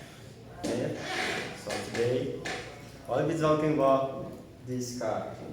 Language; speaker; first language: English; non-native, learner; Indonesian